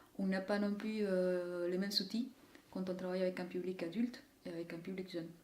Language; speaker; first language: French; non-native, fluent; Spanish